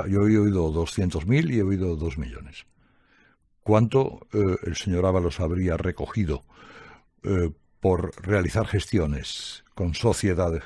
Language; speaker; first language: Spanish; native; Spanish